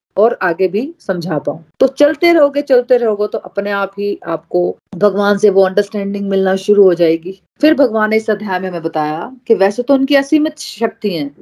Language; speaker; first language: Hindi; native; Hindi